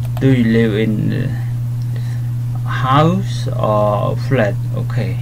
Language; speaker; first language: English; non-native, learner; Khmer